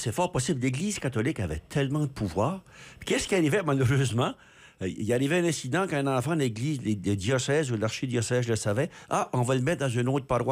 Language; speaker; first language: French; native; French